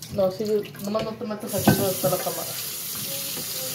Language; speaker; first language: Spanish; early bilingual, heritage; Spanish